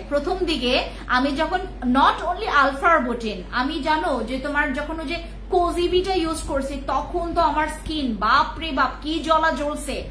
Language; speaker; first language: Bangla; non-native, local second language; Khasi